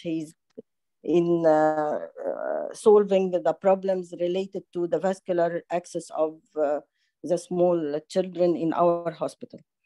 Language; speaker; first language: English; non-native, fluent; Arabic